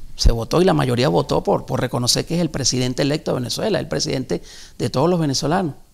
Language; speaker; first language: Spanish; native; Spanish